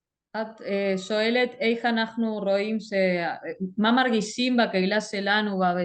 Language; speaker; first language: Hebrew; non-native, fluent; Spanish